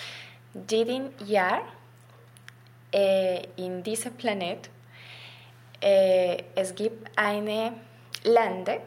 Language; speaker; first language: German; non-native, learner; Spanish